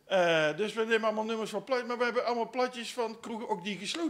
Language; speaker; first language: Dutch; native; Dutch